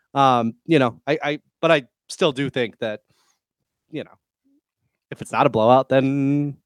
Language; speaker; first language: English; native; English